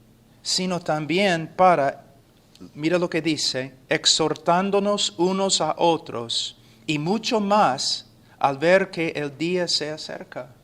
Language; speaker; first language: Spanish; non-native, fluent; English